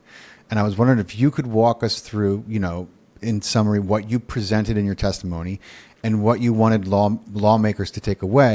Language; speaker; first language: English; native; English